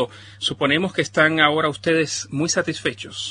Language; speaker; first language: Spanish; native; Spanish